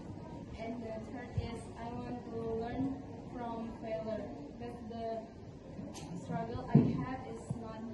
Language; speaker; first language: English; non-native, learner; Indonesian